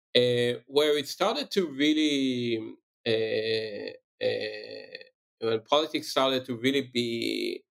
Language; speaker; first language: English; non-native, fluent; Hebrew